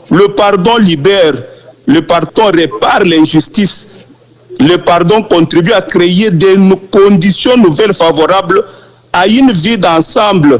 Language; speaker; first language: French; non-native, local second language; Lingala